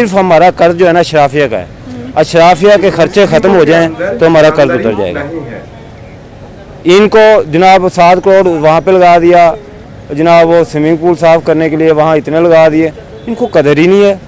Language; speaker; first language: Hindi; non-native, local second language; Punjabi